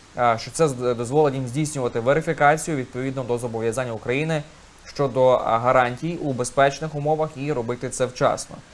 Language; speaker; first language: Ukrainian; native; Ukrainian